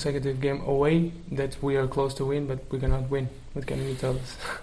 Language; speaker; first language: English; non-native, fluent; Spanish